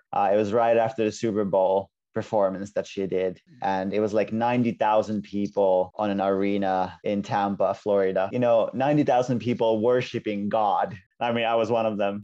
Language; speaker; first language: English; non-native, fluent; Finnish